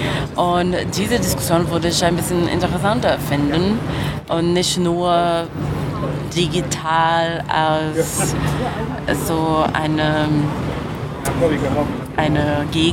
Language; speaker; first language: German; non-native, fluent; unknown